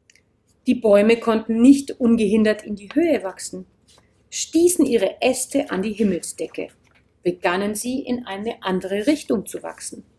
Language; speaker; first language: German; native; German